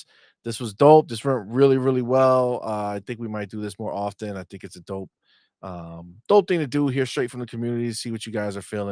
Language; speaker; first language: English; native; English